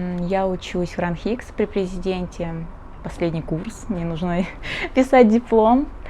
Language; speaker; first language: Russian; early bilingual, other home language; Portuguese